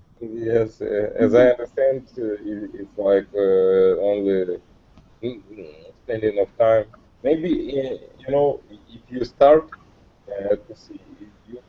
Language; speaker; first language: English; non-native, learner; Russian